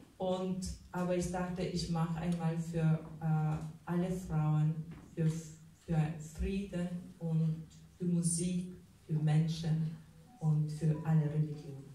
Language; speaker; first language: German; non-native, fluent; Albanian